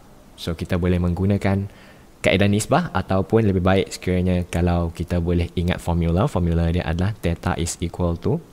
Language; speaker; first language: Malay; native; Malay